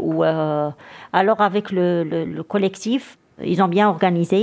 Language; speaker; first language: French; non-native, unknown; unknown